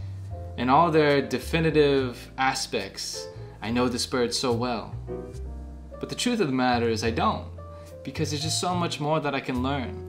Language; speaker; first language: English; native; English